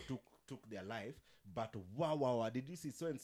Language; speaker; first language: English; non-native, local second language; Swahili